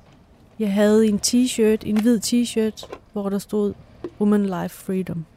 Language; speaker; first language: Danish; early bilingual, other home language; Persian